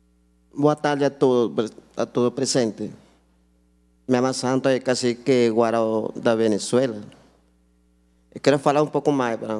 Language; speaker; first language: Portuguese; non-native, learner; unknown